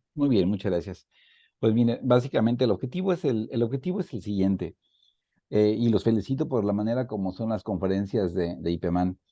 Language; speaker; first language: Spanish; native; Spanish